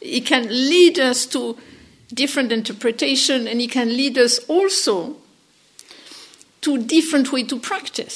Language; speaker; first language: English; non-native, fluent; French